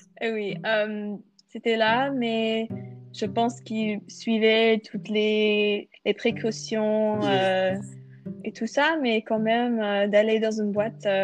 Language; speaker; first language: French; non-native, fluent; English